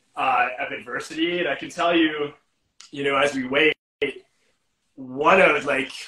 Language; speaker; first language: English; native; English